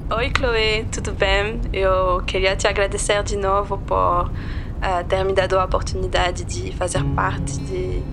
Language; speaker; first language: Portuguese; non-native, fluent; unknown